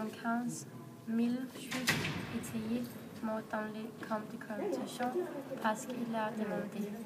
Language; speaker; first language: French; non-native, learner; Danish